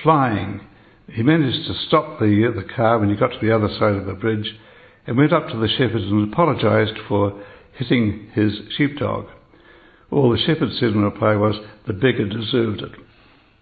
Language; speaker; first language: English; native; English